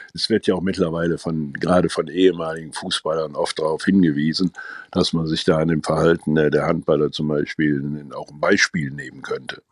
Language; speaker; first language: German; native; German